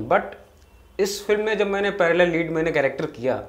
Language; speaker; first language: Hindi; native; Hindi